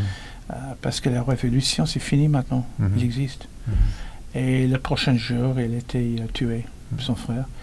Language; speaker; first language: French; non-native, learner; English